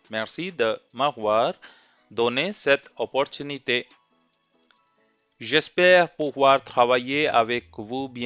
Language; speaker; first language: French; non-native, fluent; Hindi